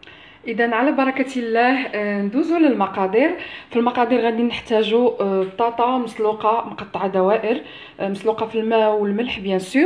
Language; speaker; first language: Arabic; native; Arabic